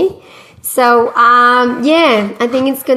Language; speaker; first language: English; non-native, fluent; Spanish